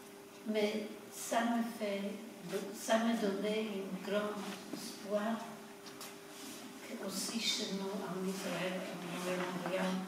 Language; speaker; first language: French; non-native, fluent; Polish